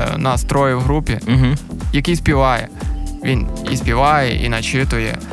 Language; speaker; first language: Ukrainian; native; Ukrainian